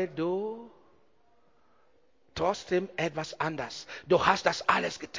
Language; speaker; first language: German; non-native, learner; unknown